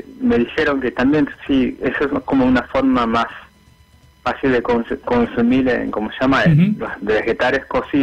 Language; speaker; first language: Spanish; non-native, fluent; Japanese